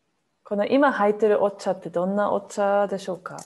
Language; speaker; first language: Japanese; non-native, fluent; English